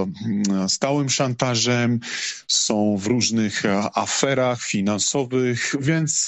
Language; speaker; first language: Polish; non-native, fluent; Georgian